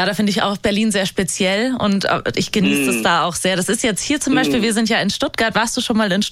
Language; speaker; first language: German; native; German